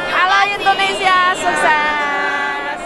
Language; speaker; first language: Indonesian; non-native, fluent; Chinese